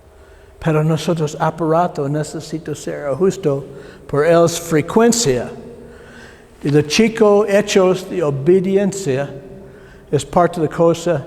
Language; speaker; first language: Spanish; non-native, learner; English